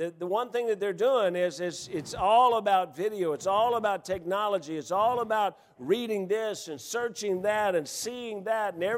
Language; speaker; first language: English; native; English